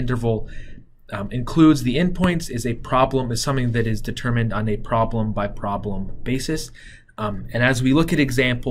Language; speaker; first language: English; native; English